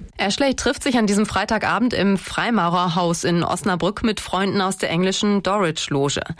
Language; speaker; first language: German; native; German